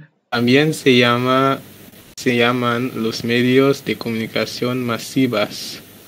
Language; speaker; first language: Spanish; non-native, learner; English